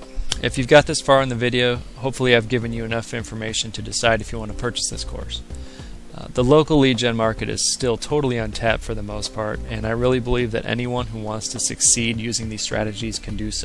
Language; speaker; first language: English; native; English